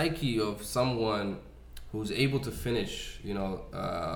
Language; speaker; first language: English; native; English